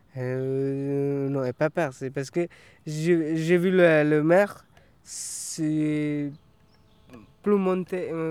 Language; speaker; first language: French; non-native, learner; Tamil